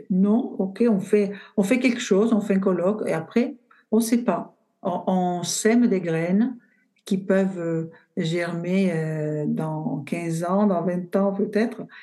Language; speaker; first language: French; non-native, fluent; Italian